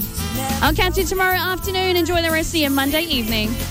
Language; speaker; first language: English; native; English